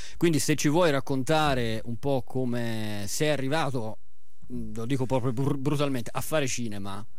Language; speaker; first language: Italian; native; Italian